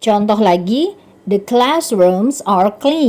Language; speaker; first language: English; non-native, fluent; Indonesian